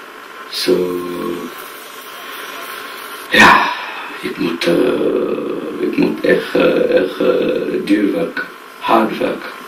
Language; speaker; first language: Dutch; non-native, learner; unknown